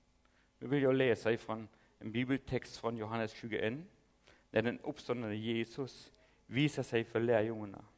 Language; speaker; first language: Swedish; non-native, fluent; German